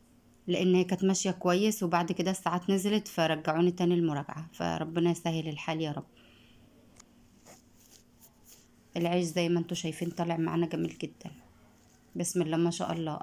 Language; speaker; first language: Arabic; native; Arabic